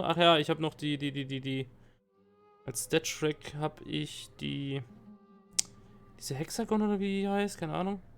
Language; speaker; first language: German; native; German